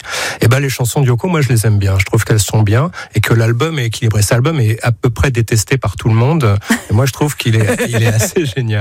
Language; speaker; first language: French; native; French